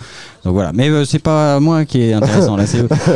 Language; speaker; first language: French; native; French